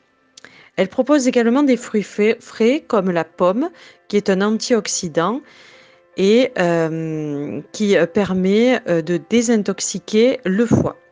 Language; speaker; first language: French; native; French